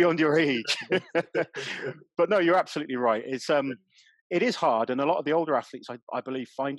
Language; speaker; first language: English; native; English